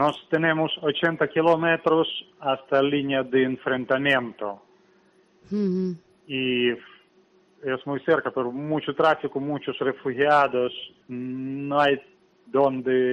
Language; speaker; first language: Spanish; non-native, learner; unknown